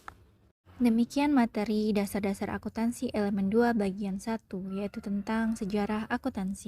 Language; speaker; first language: Indonesian; native; Indonesian